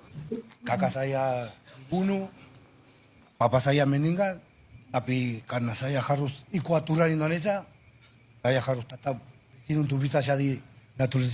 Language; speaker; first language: Indonesian; non-native, fluent; Spanish